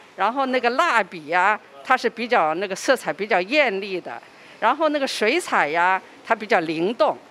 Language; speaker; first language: Chinese; native; Chinese